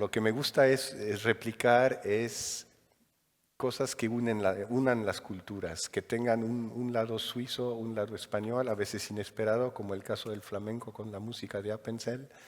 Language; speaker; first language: Spanish; non-native, fluent; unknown